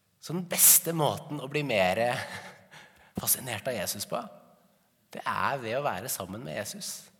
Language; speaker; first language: Norwegian; native; Norwegian